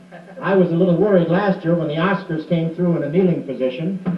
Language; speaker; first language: English; native; English